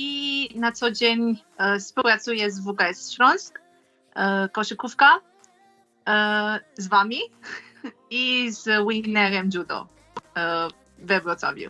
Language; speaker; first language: Polish; non-native, fluent; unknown